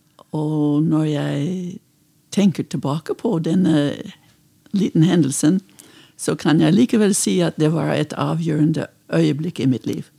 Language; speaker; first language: Norwegian; non-native, fluent; English